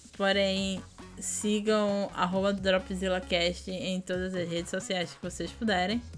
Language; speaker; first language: Portuguese; native; Portuguese